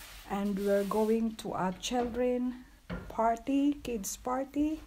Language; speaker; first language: English; non-native, local second language; Filipino